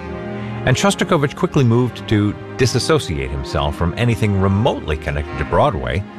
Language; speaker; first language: English; native; English